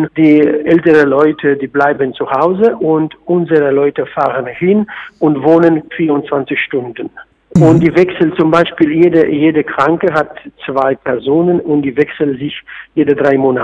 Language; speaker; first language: German; non-native, fluent; Polish